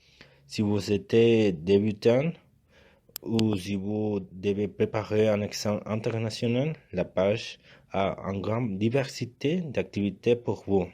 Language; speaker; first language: French; non-native, learner; Spanish